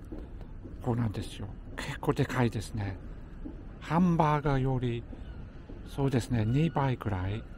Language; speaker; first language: Japanese; non-native, fluent; English